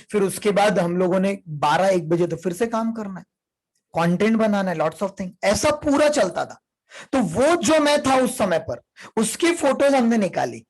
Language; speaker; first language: Hindi; native; Hindi